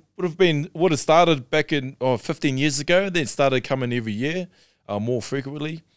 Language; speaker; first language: English; native; English